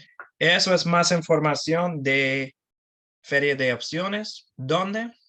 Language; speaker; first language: Spanish; non-native, learner; English